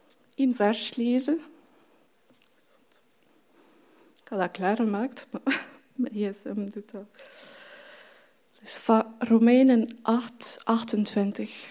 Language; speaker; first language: Dutch; non-native, fluent; French